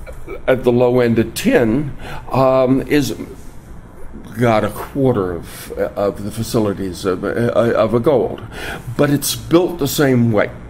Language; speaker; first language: English; native; English